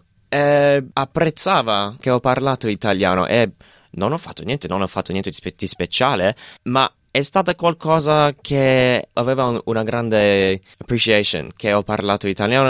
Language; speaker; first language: Italian; non-native, fluent; English